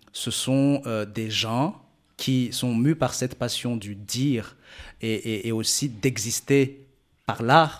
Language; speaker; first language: French; non-native, local second language; Malagasy